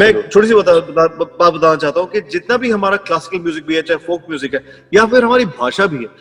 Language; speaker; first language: Hindi; native; Hindi